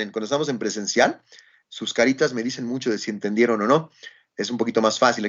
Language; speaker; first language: Spanish; native; Spanish